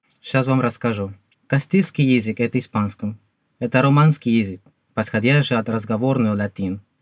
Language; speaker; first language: Russian; non-native, fluent; Spanish